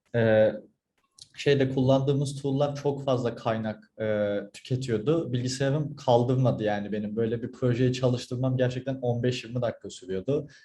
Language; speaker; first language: Turkish; native; Turkish